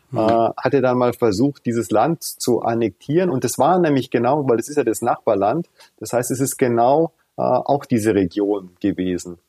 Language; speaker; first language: German; early bilingual, other home language; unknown